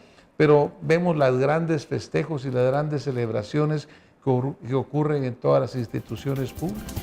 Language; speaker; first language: Spanish; native; Spanish